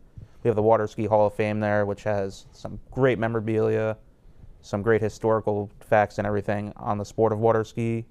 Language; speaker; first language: English; native; English